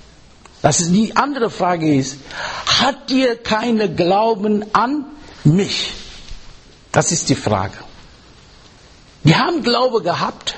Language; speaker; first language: German; non-native, learner; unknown